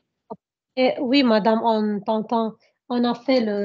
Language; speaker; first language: French; non-native, learner; Arabic